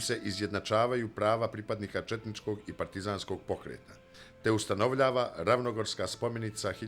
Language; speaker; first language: Bosnian; native; Bosnian